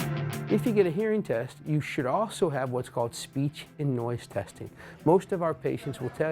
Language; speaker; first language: English; native; English